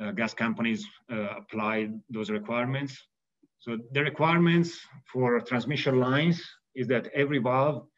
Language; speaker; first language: English; non-native, fluent; Italian